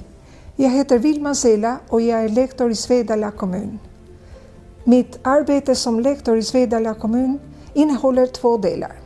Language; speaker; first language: Swedish; non-native, fluent; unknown